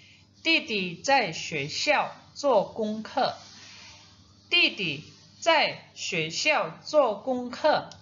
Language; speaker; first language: Chinese; non-native, fluent; Indonesian